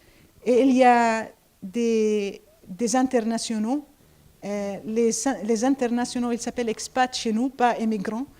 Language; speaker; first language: French; non-native, fluent; Arabic